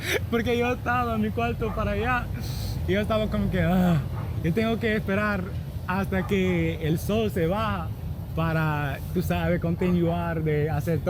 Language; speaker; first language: Spanish; non-native, learner; English